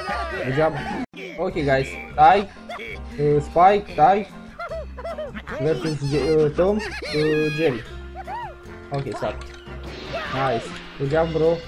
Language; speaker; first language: English; non-native, learner; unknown